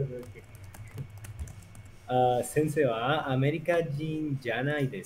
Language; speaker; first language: Japanese; non-native, learner; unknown